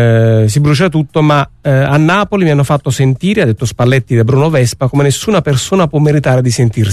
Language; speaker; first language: Italian; native; Italian